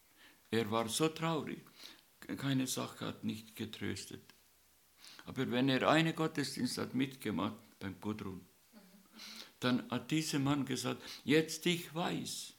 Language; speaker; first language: German; non-native, learner; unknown